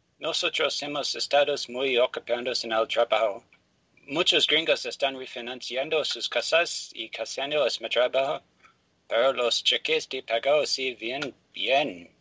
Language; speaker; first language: Spanish; non-native, learner; English